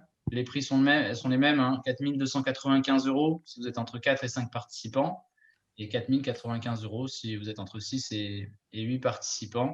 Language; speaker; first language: French; native; French